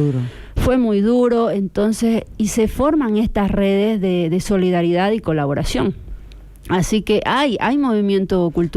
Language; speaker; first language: Spanish; native; Spanish